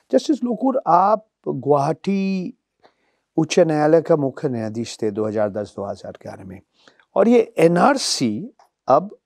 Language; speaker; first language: Hindi; non-native, local second language; Bangla